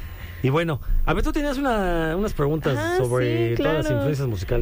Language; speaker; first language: Spanish; native; Spanish